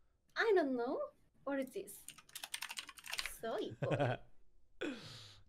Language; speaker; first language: English; non-native, learner; Korean